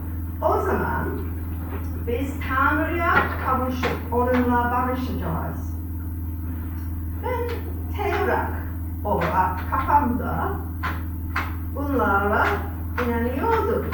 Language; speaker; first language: Turkish; non-native, fluent; English